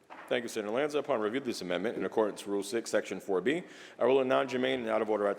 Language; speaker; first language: English; native; English